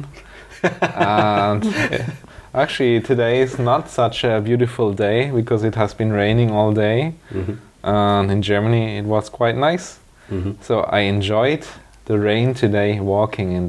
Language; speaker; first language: English; non-native, fluent; German